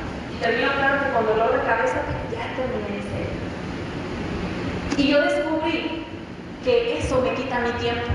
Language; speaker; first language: Spanish; native; Spanish